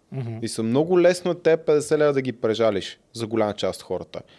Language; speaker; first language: Bulgarian; native; Bulgarian